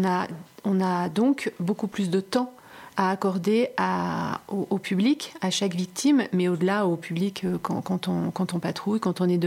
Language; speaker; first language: French; native; French